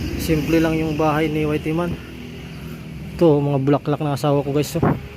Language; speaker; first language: Filipino; native; Filipino